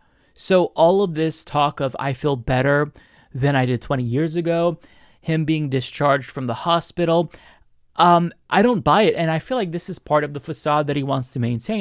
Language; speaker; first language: English; native; English